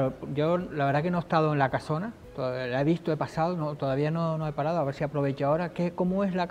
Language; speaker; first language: Spanish; native; Spanish